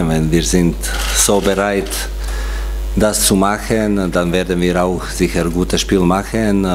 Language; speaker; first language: German; non-native, fluent; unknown